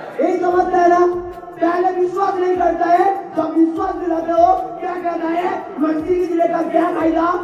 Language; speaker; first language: Hindi; non-native, local second language; Bangla